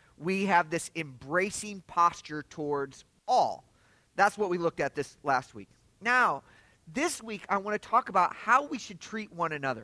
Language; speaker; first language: English; native; English